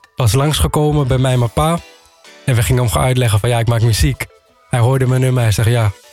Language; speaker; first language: Dutch; early bilingual, other home language; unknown